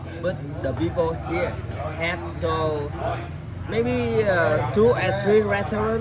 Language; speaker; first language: English; non-native, learner; Vietnamese